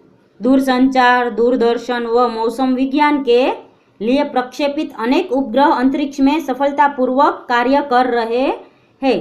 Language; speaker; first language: Hindi; non-native, local second language; Gujarati